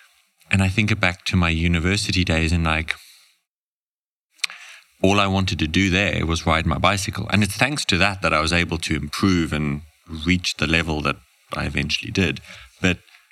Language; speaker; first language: English; native; English